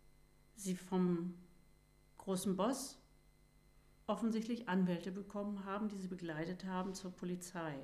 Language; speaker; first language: German; native; German